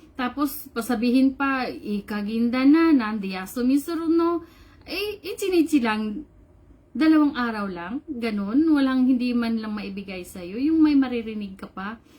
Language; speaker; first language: Filipino; non-native, local second language; Cebuano